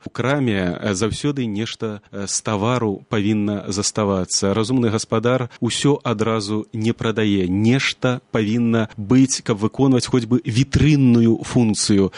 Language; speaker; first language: Belarusian; native; Belarusian